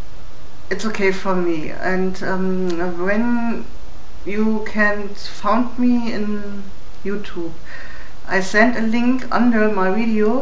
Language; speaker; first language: English; non-native, learner; German